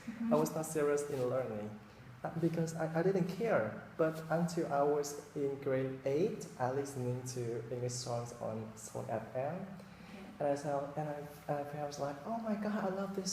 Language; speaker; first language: English; non-native, fluent; Vietnamese